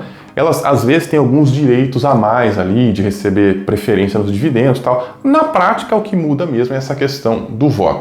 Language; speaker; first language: Portuguese; native; Portuguese